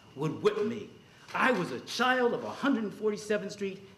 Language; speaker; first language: English; native; English